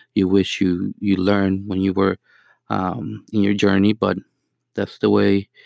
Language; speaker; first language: English; non-native, fluent; Spanish